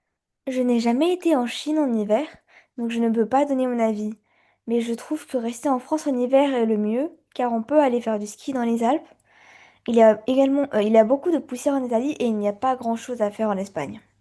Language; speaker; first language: French; early bilingual, other home language; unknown